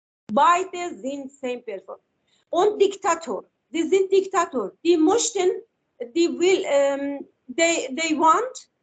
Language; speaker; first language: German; non-native, learner; Persian